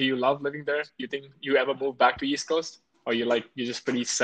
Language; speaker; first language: English; non-native, local second language; Hindi